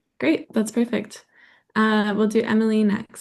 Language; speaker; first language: English; native; English